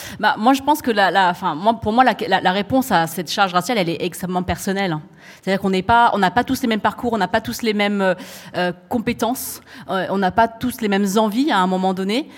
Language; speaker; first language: French; native; French